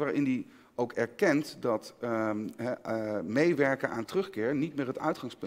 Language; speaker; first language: Dutch; native; Dutch